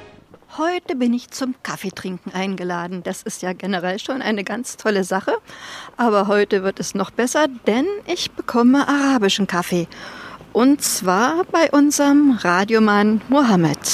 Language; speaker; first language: German; native; German